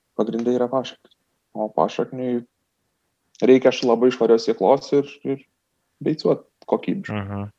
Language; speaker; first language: Lithuanian; native; Lithuanian